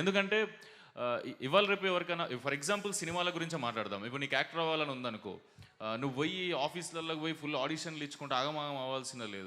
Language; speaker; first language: Telugu; native; Telugu